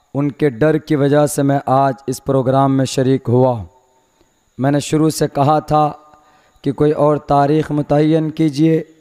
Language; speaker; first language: Hindi; native; Hindi